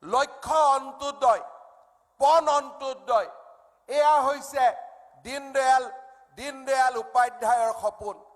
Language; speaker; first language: Hindi; non-native, local second language; Assamese